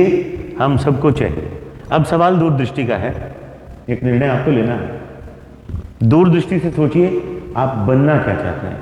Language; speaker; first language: Hindi; native; Hindi